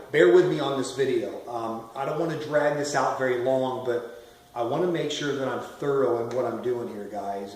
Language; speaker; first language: English; native; English